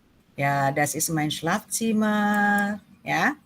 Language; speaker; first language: German; non-native, fluent; Indonesian